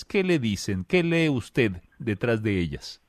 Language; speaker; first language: Spanish; native; Spanish